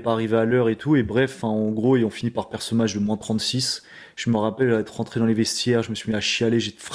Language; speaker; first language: French; native; French